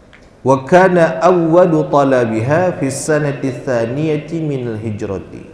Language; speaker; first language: Arabic; non-native, fluent; Indonesian